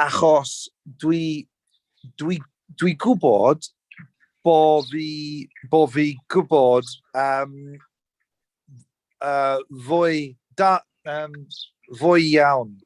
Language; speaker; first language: Welsh; non-native, learner; English